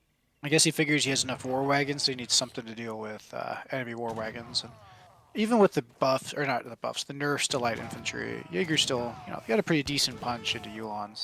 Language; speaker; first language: English; native; English